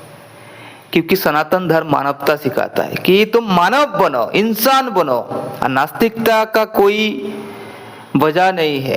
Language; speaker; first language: Hindi; non-native, local second language; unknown